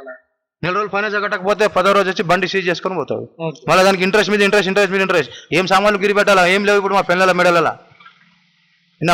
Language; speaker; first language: Telugu; native; Telugu